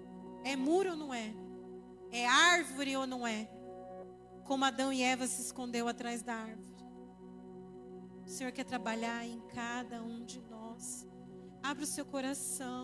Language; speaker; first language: Portuguese; native; Portuguese